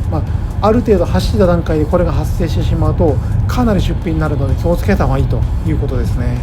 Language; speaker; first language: Japanese; native; Japanese